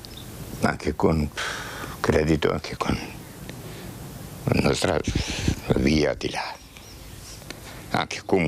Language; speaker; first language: Italian; non-native, learner; Macedonian